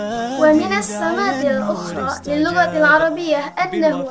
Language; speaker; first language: Arabic; non-native, learner; Indonesian